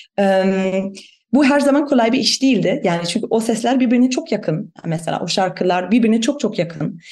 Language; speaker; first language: Turkish; non-native, fluent; German